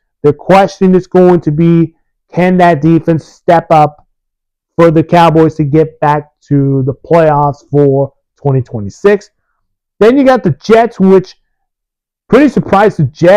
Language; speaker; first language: English; early bilingual, other home language; Spanish